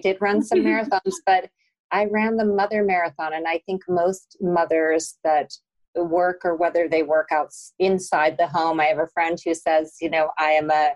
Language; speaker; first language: English; native; English